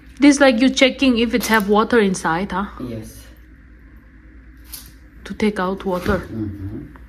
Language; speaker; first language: English; non-native, learner; Thai